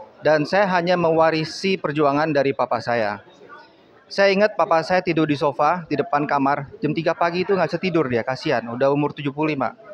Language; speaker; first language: Indonesian; native; Indonesian